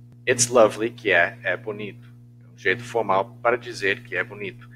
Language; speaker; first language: Portuguese; non-native, fluent; English